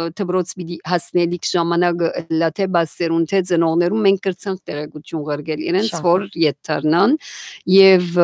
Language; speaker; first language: Armenian; native; Armenian